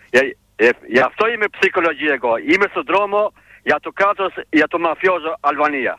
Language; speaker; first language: Greek; non-native, learner; Albanian